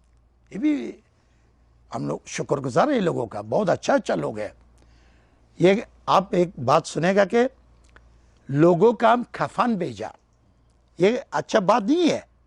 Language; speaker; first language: Hindi; non-native, learner; Persian